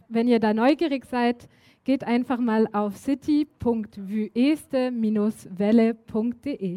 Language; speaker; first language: German; native; German